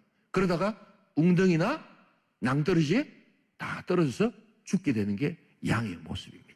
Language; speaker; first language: Korean; native; Korean